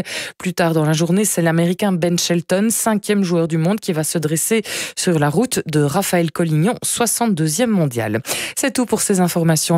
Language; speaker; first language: French; native; French